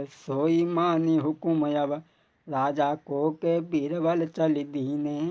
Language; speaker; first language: Hindi; native; Hindi